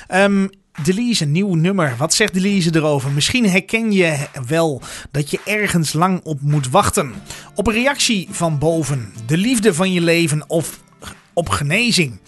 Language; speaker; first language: Dutch; native; Dutch